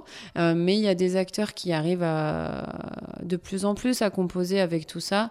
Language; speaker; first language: French; native; French